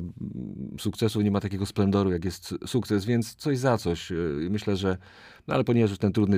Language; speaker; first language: Polish; native; Polish